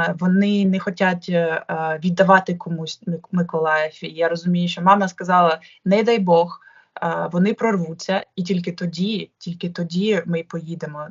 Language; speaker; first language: Ukrainian; non-native, local second language; Russian